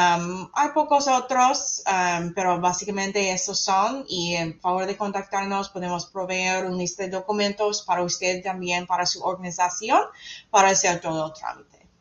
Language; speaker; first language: Spanish; non-native, fluent; English